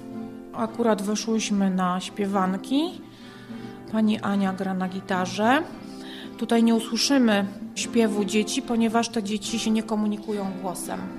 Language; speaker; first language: Polish; native; Polish